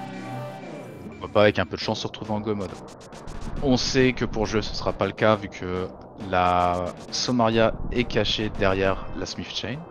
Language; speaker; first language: French; native; French